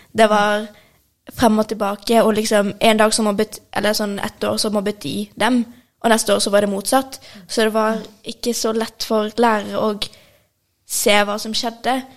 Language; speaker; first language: Norwegian; early bilingual, other home language; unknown